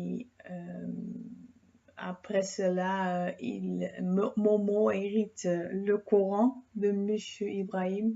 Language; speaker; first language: French; non-native, fluent; Dutch